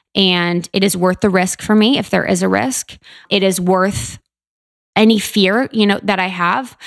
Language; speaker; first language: English; native; English